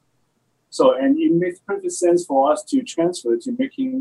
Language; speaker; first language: English; non-native, local second language; Cantonese